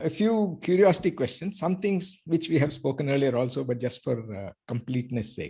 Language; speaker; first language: English; non-native, local second language; Tamil